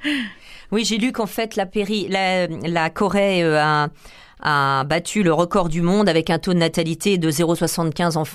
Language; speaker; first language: French; non-native, local second language; Korean